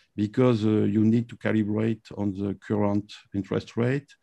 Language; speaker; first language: English; non-native, fluent; French